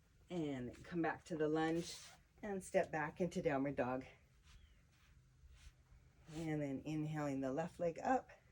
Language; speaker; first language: English; native; English